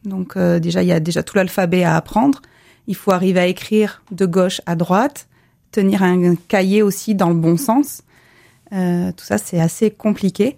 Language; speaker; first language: French; native; French